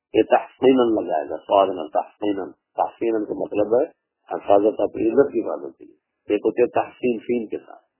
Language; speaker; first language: Urdu; non-native, local second language; Punjabi